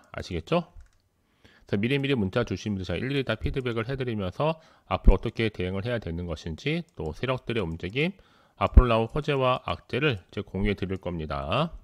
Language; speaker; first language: Korean; native; Korean